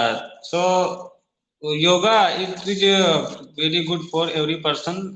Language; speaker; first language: English; non-native, learner; Hindi